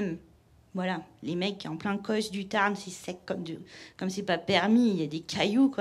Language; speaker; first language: French; native; French